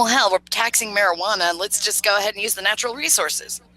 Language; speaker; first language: English; native; English